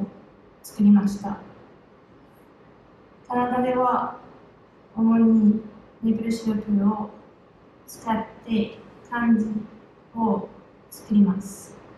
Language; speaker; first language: Japanese; non-native, learner; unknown